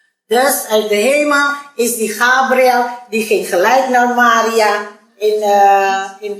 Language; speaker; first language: Dutch; non-native, learner; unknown